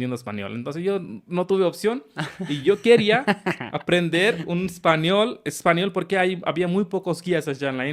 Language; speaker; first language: Spanish; non-native, fluent; Hindi